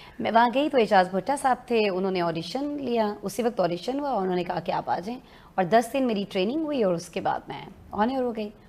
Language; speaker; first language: Urdu; native; Urdu